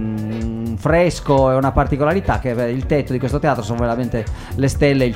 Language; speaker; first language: Italian; native; Italian